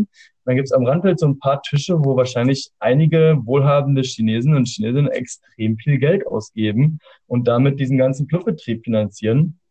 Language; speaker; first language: German; native; German